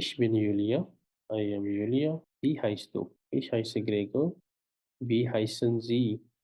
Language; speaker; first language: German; non-native, fluent; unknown